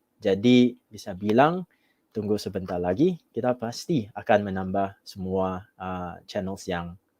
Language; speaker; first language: Indonesian; non-native, fluent; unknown